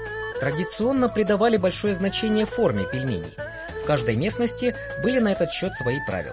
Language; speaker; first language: Russian; native; Russian